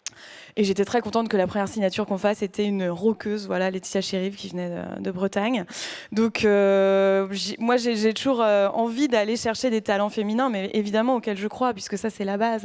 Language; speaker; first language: French; native; French